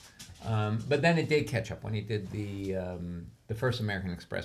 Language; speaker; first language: English; native; English